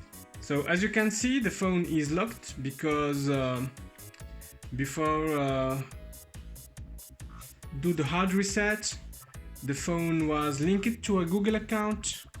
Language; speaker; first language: English; non-native, fluent; French